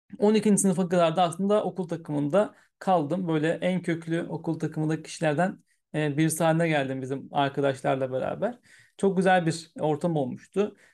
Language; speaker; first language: Turkish; early bilingual, heritage; Turkish